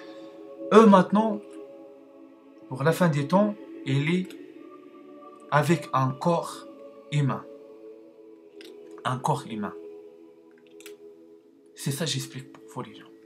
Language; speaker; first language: French; non-native, learner; Arabic